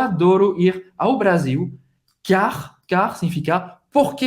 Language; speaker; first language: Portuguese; non-native, fluent; French